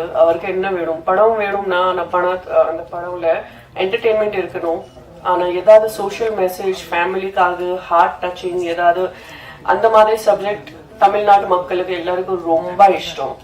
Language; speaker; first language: Tamil; non-native, learner; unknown